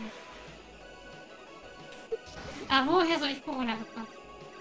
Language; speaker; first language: German; early bilingual, other home language; Japanese